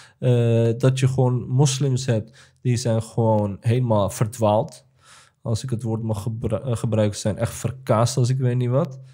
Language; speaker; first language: Dutch; early bilingual, other home language; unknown